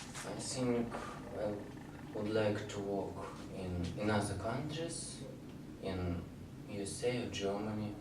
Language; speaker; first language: English; non-native, learner; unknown